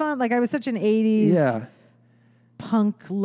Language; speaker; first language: English; native; English